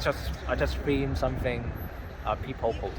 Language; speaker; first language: English; non-native, learner; Cantonese